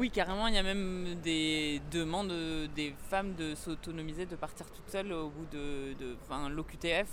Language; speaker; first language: French; native; French